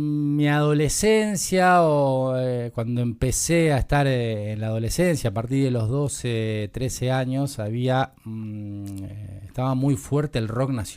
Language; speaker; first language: Spanish; native; Spanish